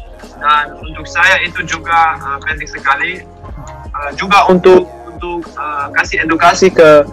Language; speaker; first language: Indonesian; non-native, learner; Dutch